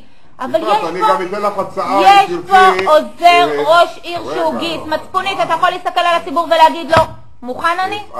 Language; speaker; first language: Hebrew; native; Hebrew